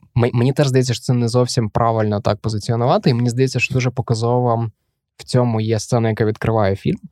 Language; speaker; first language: Ukrainian; native; Ukrainian